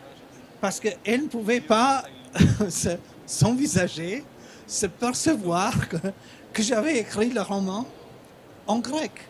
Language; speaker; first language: French; non-native, fluent; Albanian